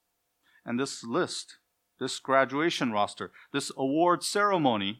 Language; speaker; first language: English; native; English